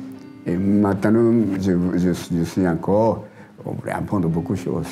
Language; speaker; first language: French; non-native, learner; Japanese